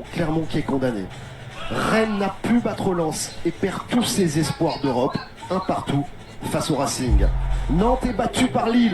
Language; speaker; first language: French; native; French